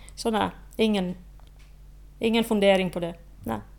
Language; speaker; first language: Swedish; non-native, fluent; Slovak